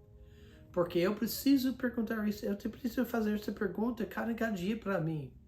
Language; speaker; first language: Portuguese; non-native, fluent; English